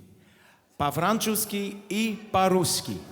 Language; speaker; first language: Russian; non-native, learner; French